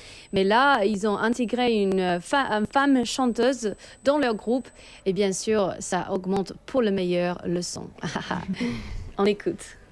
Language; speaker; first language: French; native; French